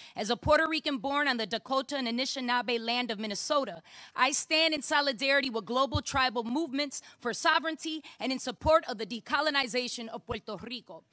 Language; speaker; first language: English; native; English